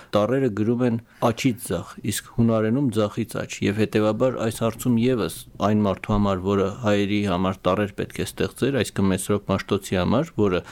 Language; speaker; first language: Armenian; native; Armenian